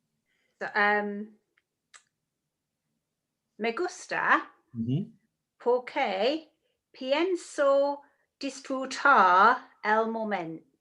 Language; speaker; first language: Spanish; non-native, learner; English